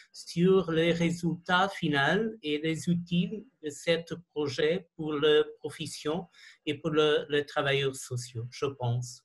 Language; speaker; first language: French; non-native, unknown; Portuguese